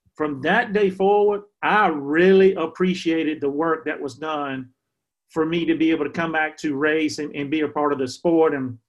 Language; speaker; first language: English; native; English